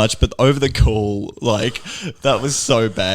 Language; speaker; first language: English; native; English